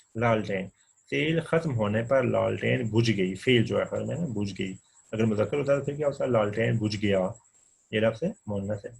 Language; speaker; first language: Urdu; non-native, local second language; Punjabi